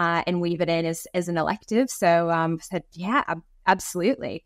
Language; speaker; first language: English; native; English